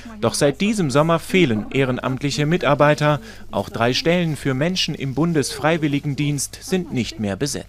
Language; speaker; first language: German; native; German